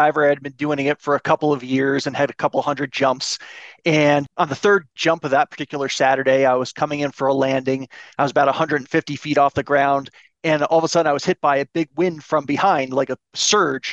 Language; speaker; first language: English; native; English